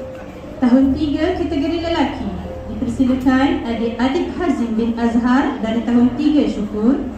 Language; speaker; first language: Malay; native; Malay